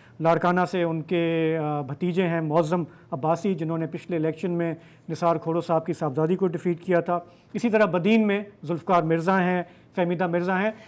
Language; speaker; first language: Urdu; non-native, local second language; Sindhi